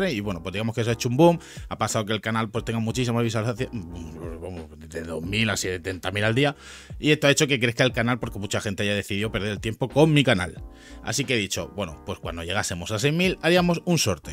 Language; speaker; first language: Spanish; native; Spanish